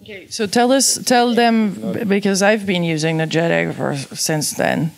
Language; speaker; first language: English; non-native, fluent; French